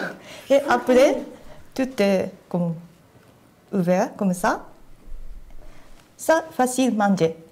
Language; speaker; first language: French; non-native, learner; Japanese